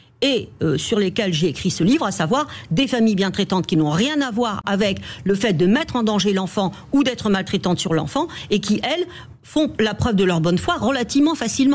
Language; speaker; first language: French; native; French